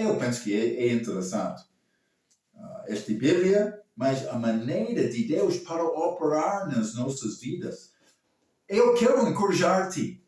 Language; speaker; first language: Portuguese; non-native, learner; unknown